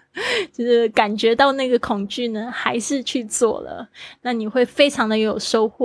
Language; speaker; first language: Chinese; native; Chinese